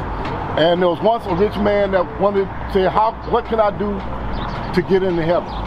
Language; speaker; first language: English; native; English